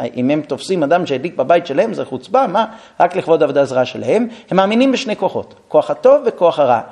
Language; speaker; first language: Hebrew; non-native, fluent; English